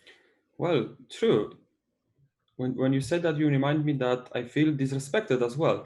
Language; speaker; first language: English; non-native, fluent; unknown